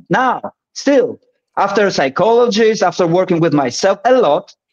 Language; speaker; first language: English; early bilingual, other home language; Polish